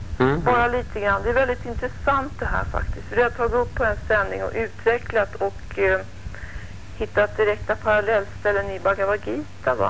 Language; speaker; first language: Swedish; native; Swedish